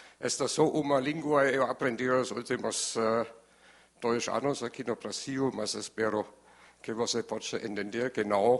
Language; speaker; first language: Portuguese; non-native, learner; German